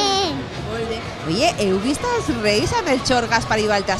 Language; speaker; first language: Catalan; native; Catalan